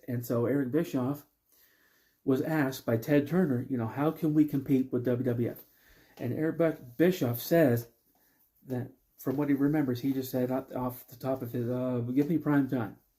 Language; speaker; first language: English; native; English